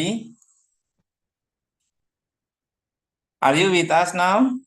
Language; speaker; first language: English; non-native, fluent; Indonesian